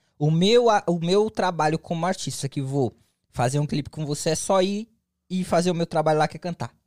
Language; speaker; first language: Portuguese; native; Portuguese